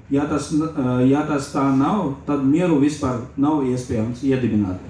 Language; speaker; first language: Latvian; non-native, learner; Urdu